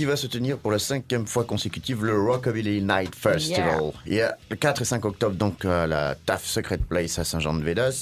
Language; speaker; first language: French; native; French